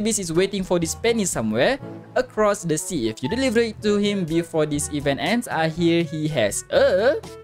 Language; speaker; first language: English; non-native, local second language; Malay